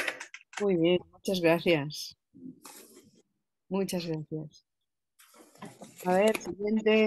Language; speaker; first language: Spanish; native; Spanish